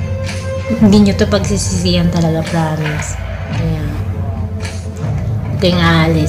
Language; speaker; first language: Filipino; non-native, local second language; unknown